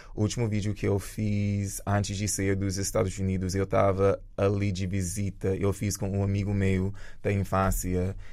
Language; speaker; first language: Portuguese; early bilingual, other home language; Jamaican Creole English